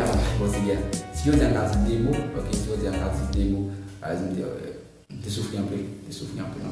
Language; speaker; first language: Portuguese; non-native, learner; Haitian Creole